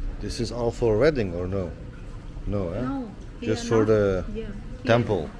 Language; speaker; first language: English; non-native, learner; Turkish